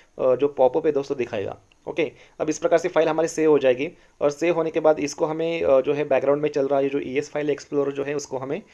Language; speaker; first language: Hindi; non-native, local second language; Marathi